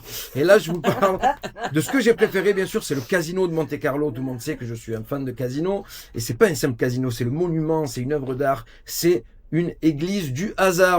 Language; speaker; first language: French; native; French